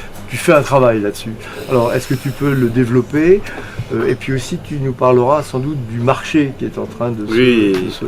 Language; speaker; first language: French; native; French